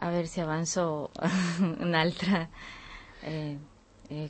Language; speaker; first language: Catalan; non-native, learner; Spanish